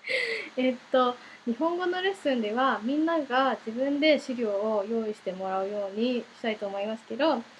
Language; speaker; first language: Japanese; early bilingual, heritage; Japanese